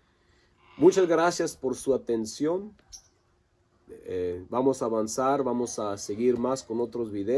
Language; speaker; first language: Spanish; non-native, local second language; Low German